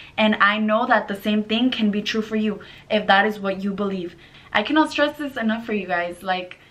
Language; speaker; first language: English; native; English